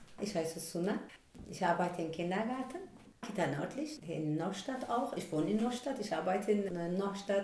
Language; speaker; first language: German; non-native, learner; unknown